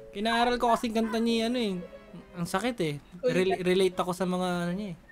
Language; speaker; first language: Filipino; native; Filipino